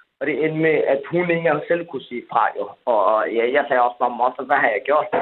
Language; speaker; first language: Danish; early bilingual, other home language; Somali